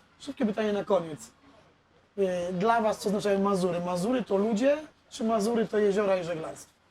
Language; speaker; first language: Polish; native; Polish